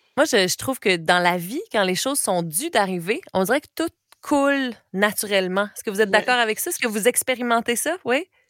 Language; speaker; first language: French; native; French